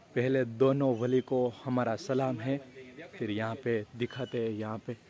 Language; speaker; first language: Hindi; non-native, local second language; Gujarati